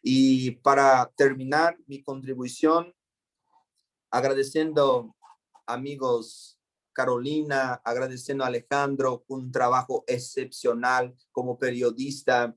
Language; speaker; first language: Spanish; non-native, fluent; Portuguese